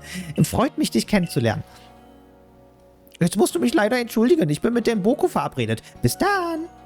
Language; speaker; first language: German; native; German